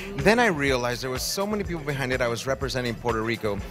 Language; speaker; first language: English; native; English